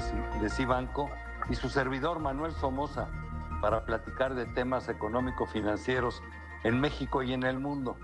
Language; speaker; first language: Spanish; native; Spanish